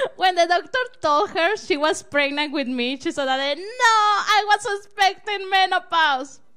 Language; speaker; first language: English; non-native, learner; Spanish